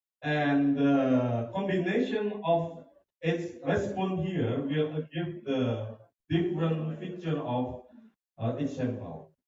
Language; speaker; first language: English; non-native, learner; Indonesian